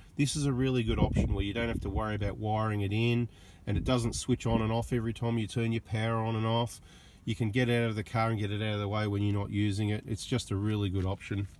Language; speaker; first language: English; native; English